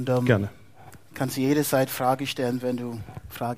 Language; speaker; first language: German; non-native, fluent; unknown